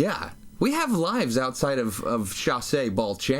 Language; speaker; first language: English; native; English